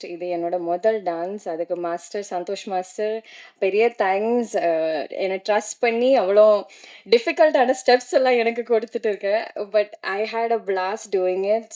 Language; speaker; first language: Tamil; non-native, learner; Malayalam